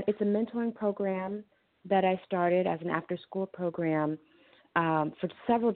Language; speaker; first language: English; native; English